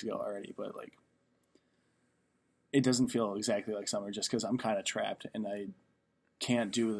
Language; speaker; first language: English; native; English